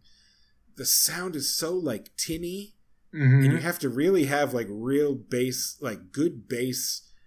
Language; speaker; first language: English; native; English